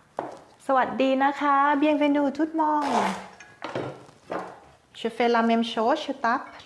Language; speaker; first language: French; non-native, learner; Thai